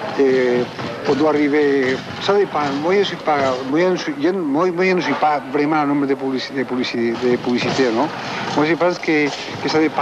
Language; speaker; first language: French; non-native, fluent; Spanish